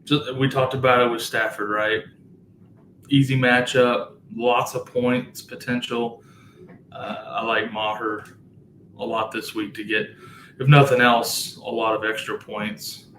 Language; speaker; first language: English; native; English